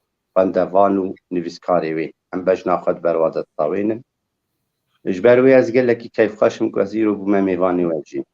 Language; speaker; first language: Kurdish; native; Kurdish